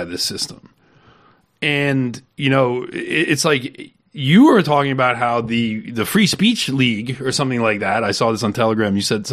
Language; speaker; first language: English; native; English